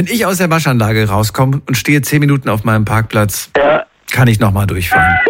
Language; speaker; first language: German; native; German